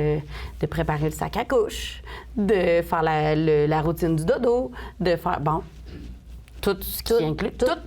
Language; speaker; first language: French; native; French